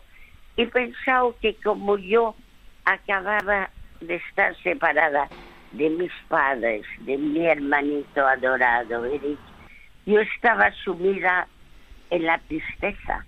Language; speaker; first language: Spanish; early bilingual, other home language; French